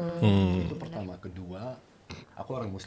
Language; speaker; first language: Indonesian; non-native, learner; French